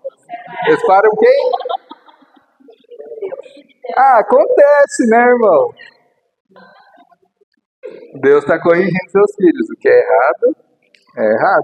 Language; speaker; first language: Portuguese; native; Portuguese